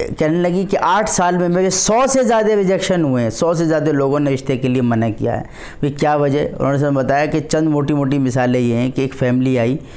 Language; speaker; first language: Urdu; native; Urdu